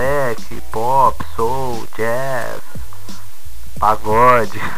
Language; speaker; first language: English; non-native, learner; Portuguese